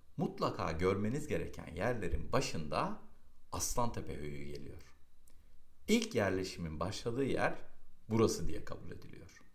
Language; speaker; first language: Turkish; native; Turkish